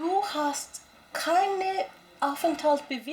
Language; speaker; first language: German; non-native, fluent; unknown